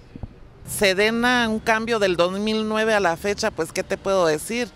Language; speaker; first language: Spanish; native; Spanish